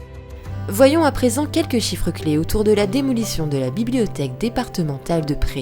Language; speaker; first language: French; native; French